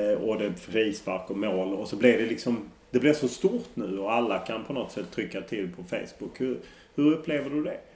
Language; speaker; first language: Swedish; native; Swedish